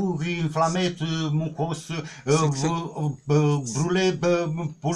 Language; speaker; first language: French; non-native, learner; Romanian